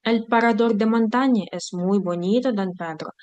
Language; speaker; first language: Spanish; non-native, fluent; Ukrainian